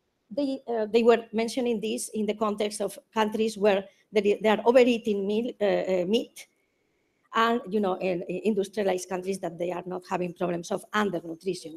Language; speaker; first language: English; non-native, fluent; Spanish